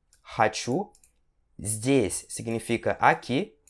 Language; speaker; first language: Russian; non-native, fluent; Portuguese